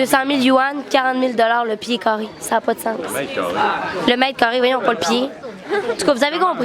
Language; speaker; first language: French; native; French